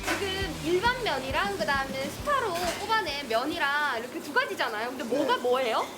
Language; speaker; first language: Korean; native; Korean